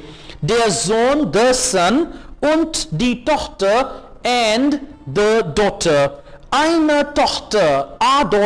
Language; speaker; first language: German; non-native, fluent; Urdu